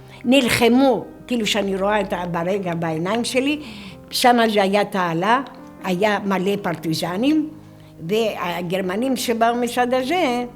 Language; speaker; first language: Hebrew; non-native, fluent; Greek